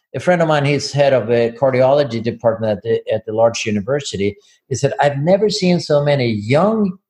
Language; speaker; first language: English; non-native, fluent; Swedish